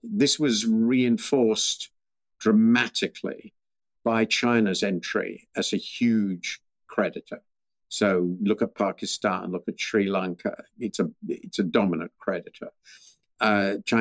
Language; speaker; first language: English; native; English